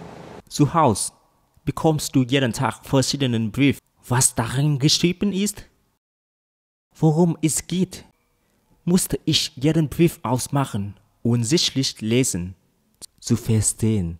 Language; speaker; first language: German; non-native, learner; Vietnamese